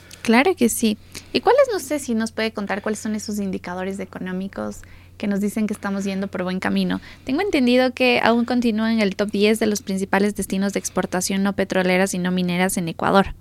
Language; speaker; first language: Spanish; native; Spanish